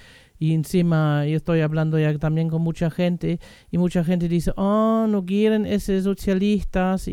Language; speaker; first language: Spanish; non-native, fluent; German